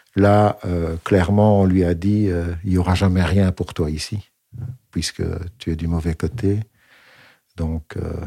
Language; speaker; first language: French; native; French